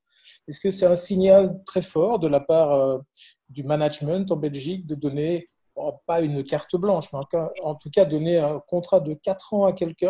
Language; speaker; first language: French; native; French